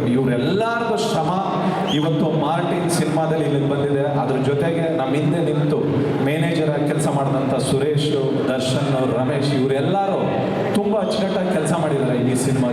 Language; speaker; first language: Kannada; native; Kannada